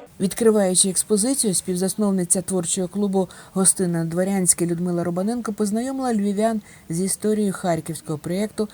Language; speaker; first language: Ukrainian; native; Ukrainian